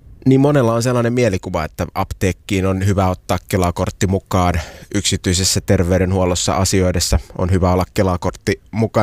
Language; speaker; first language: Finnish; native; Finnish